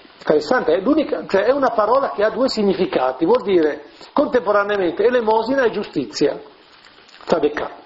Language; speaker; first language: Italian; native; Italian